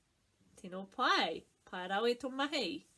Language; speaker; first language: Māori; non-native, fluent; English